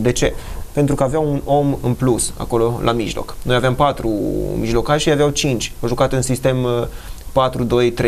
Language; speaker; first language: Romanian; native; Romanian